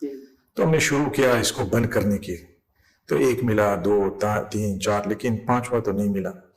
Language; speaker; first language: Hindi; non-native, fluent; English